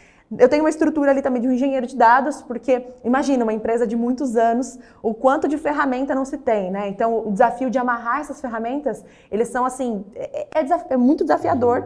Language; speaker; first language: Portuguese; native; Portuguese